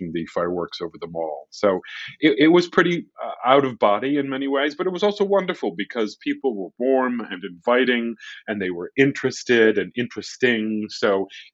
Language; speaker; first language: English; native; English